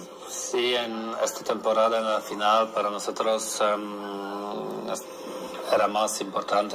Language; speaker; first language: Spanish; non-native, learner; Polish